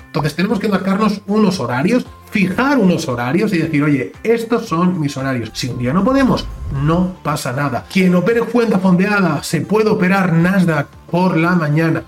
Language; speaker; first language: Spanish; native; Spanish